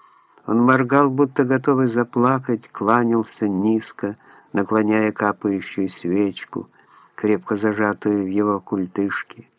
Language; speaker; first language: Russian; native; Russian